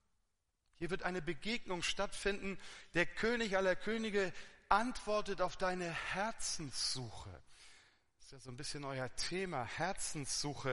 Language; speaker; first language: German; native; German